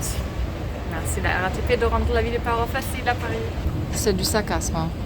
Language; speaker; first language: French; non-native, fluent; German